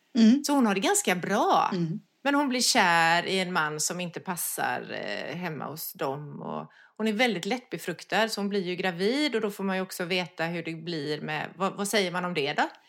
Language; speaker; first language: Swedish; native; Swedish